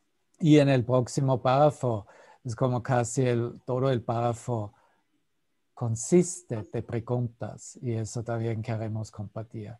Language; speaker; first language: Spanish; non-native, fluent; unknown